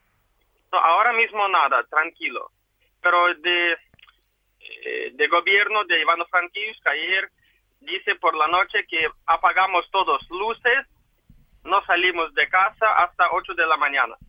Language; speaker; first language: Spanish; non-native, learner; Ukrainian